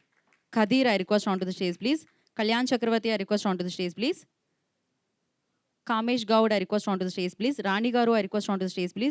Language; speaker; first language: Telugu; native; Telugu